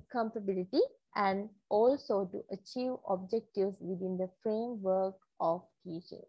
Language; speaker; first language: English; non-native, local second language; Sinhala